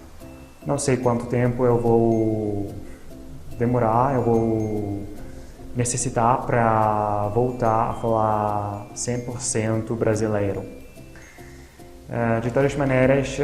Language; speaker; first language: Portuguese; non-native, fluent; Italian